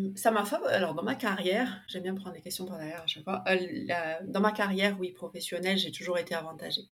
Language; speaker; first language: French; early bilingual, other home language; Spanish